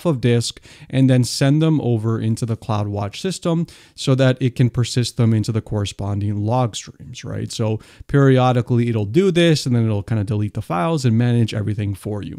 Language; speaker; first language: English; native; English